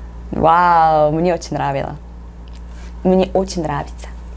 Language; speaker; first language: Russian; non-native, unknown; Korean